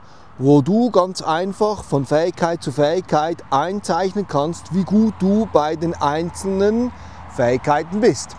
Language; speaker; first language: German; native; German